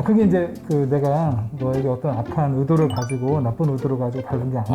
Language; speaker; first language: Korean; native; Korean